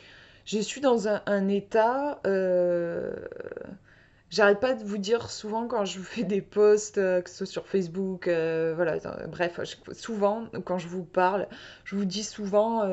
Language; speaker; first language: French; native; French